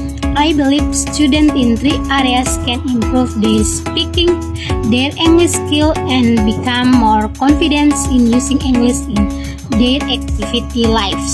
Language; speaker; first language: English; non-native, learner; Indonesian